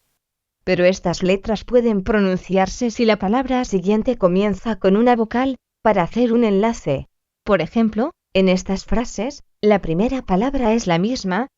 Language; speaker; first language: Spanish; non-native, fluent; French